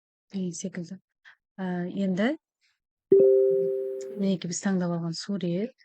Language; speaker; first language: Kazakh; native; Kazakh